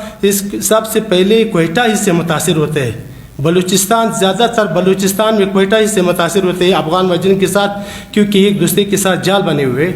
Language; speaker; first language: Urdu; non-native, local second language; Pashto